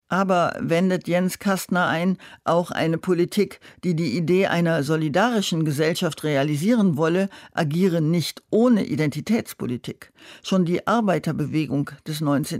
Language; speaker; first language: German; native; German